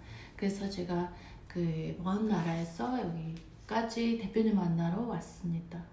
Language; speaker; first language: Korean; non-native, fluent; Mongolian